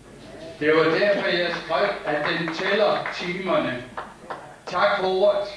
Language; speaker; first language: Danish; native; Danish